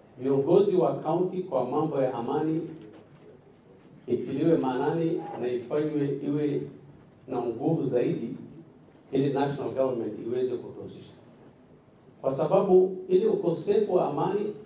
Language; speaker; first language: Swahili; non-native, local second language; Somali